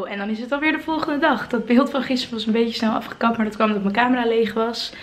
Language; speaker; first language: Dutch; native; Dutch